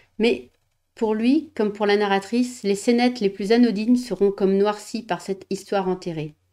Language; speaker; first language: French; native; French